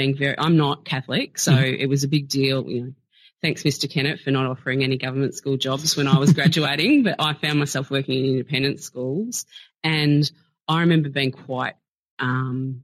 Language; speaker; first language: English; native; English